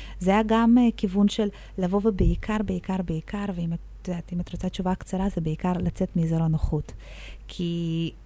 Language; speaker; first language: Hebrew; early bilingual, other home language; Russian